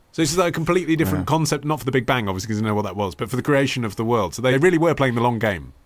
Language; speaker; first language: English; native; English